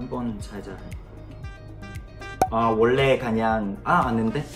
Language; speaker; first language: Korean; non-native, learner; Cantonese